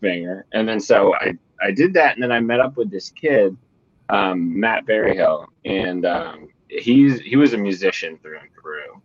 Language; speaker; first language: English; native; English